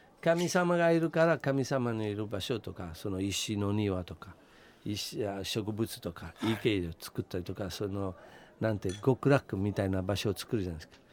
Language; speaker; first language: Japanese; non-native, fluent; Italian